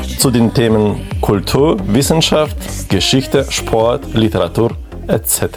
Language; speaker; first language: German; non-native, fluent; Ukrainian